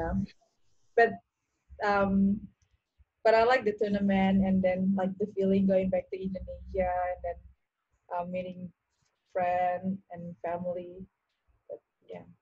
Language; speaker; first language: English; non-native, learner; Indonesian